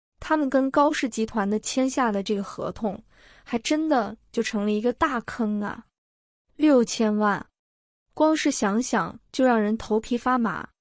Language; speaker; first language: Chinese; native; Chinese